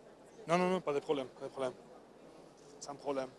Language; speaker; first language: French; non-native, learner; Spanish